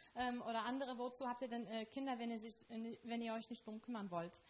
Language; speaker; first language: German; non-native, fluent; Lithuanian